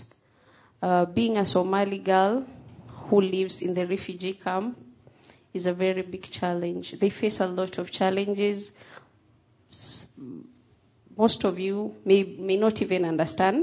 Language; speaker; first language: English; non-native, local second language; Somali